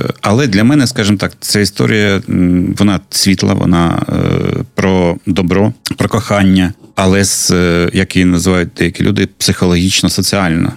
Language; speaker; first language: Ukrainian; non-native, local second language; Russian